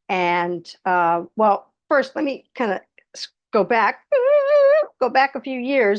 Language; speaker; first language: English; native; English